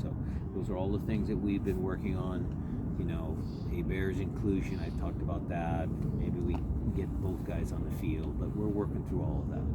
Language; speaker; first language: English; native; English